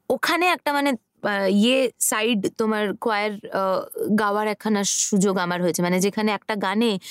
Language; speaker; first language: Bangla; native; Bangla